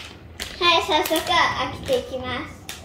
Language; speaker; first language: Japanese; early bilingual, heritage; Japanese